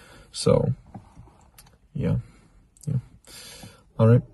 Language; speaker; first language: English; native; English